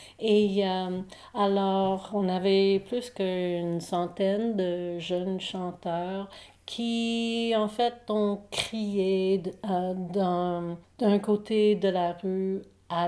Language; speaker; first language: French; non-native, local second language; English